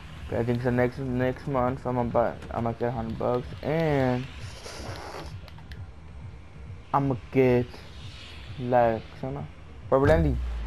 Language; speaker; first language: English; early bilingual, other home language; Spanish